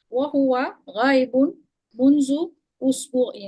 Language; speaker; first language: Arabic; non-native, learner; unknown